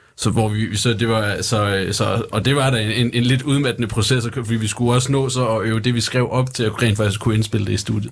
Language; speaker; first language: Danish; native; Danish